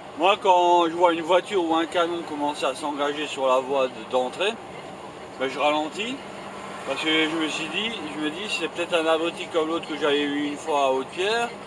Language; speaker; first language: French; native; French